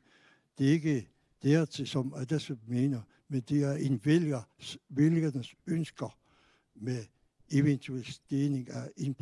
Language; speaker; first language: Danish; non-native, local second language; Kalaallisut